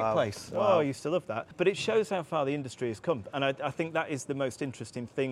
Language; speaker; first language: English; native; English